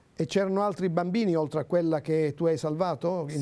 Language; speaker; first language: Italian; native; Italian